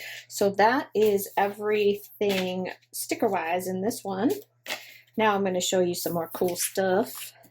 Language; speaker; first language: English; native; English